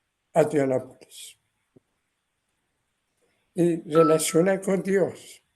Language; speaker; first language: Spanish; non-native, learner; Persian